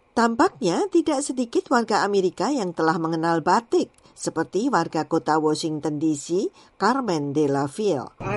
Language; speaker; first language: Indonesian; native; Indonesian